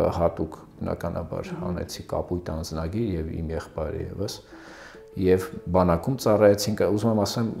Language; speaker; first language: Armenian; early bilingual, other home language; Russian